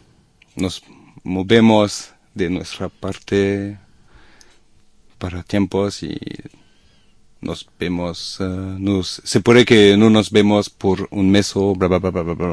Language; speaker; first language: Spanish; non-native, learner; French